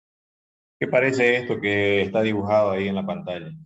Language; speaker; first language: Spanish; native; Spanish